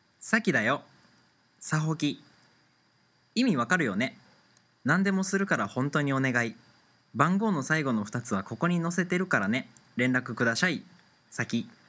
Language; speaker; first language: Japanese; native; Japanese